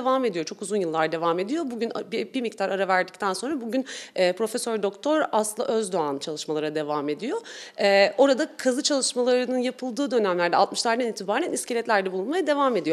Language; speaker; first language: Turkish; native; Turkish